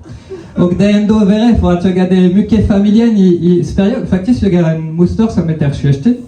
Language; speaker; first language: Swedish; non-native, fluent; French